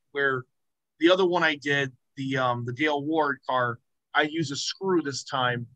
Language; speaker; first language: English; native; English